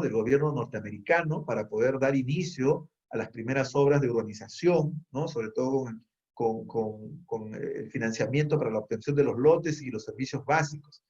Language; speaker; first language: Spanish; native; Spanish